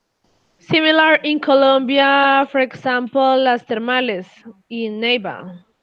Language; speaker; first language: English; non-native, learner; Spanish